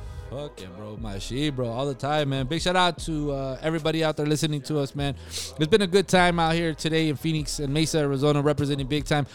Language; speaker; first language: English; early bilingual, other home language; Spanish